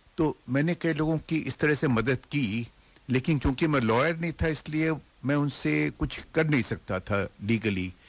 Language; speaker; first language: Hindi; native; Hindi